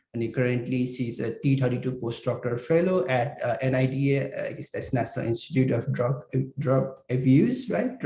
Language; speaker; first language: English; non-native, local second language; Nepali